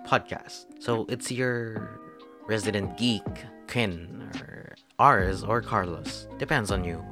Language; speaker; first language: English; non-native, local second language; Filipino